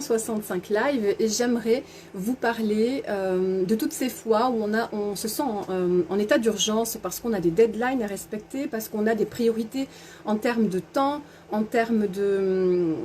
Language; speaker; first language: French; native; French